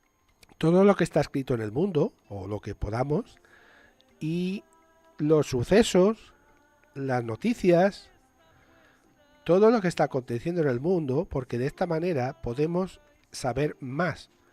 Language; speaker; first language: Spanish; native; Spanish